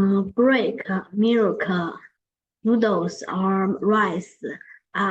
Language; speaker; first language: English; non-native, learner; Chinese